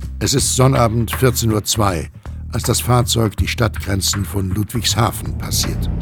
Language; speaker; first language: German; native; German